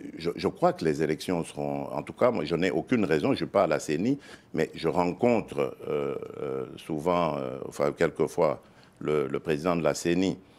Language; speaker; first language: French; non-native, local second language; Luba-Lulua